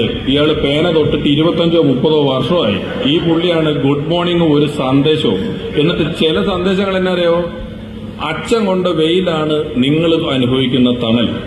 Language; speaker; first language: Malayalam; native; Malayalam